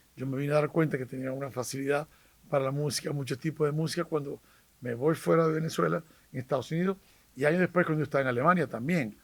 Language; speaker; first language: Spanish; native; Spanish